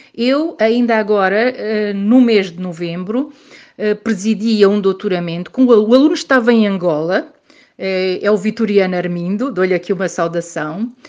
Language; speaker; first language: Portuguese; native; Portuguese